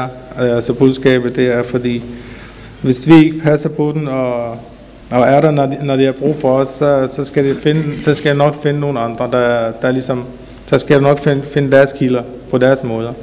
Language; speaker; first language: Danish; early bilingual, other home language; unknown